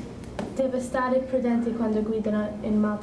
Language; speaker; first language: Italian; non-native, learner; English